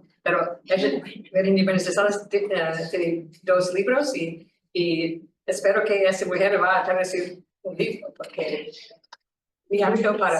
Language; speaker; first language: Spanish; non-native, learner; English